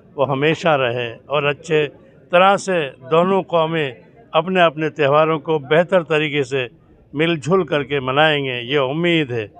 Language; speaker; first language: Urdu; non-native, local second language; Gujarati